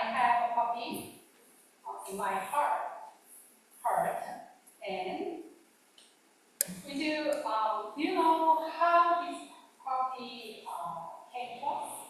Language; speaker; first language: English; non-native, learner; Korean